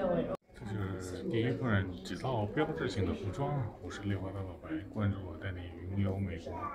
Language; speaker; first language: Chinese; native; Chinese